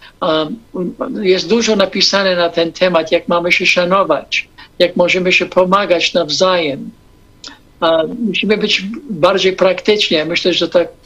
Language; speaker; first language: Polish; non-native, fluent; English